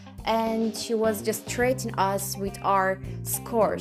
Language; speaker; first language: English; non-native, fluent; Turkish